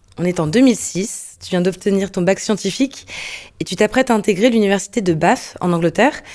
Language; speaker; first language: French; native; French